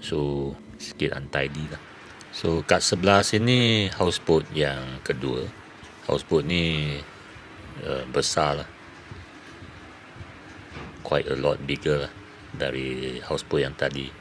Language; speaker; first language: Malay; native; Malay